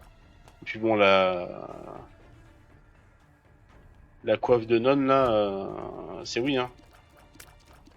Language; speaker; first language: French; native; French